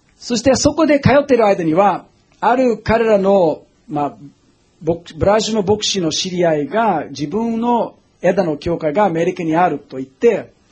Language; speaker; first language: Japanese; non-native, fluent; English